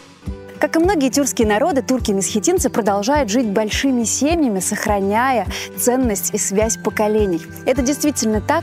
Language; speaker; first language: Russian; native; Russian